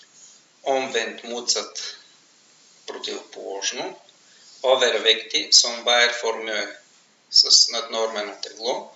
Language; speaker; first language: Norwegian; non-native, fluent; Bulgarian